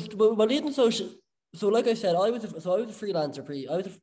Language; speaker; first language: English; native; English